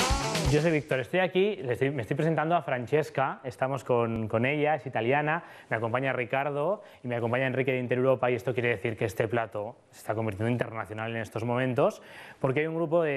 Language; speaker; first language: Spanish; native; Spanish